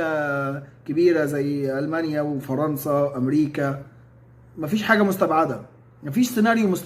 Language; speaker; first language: Arabic; native; Arabic